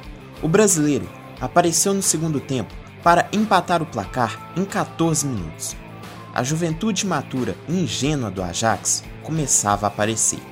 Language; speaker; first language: Portuguese; native; Portuguese